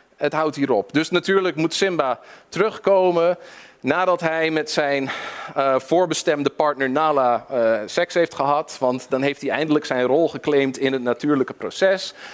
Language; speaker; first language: Dutch; early bilingual, other home language; English